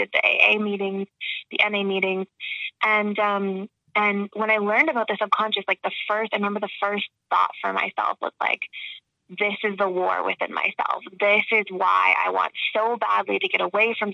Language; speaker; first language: English; native; English